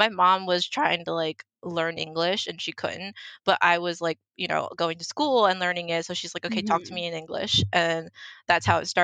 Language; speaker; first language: English; early bilingual, other home language; Chinese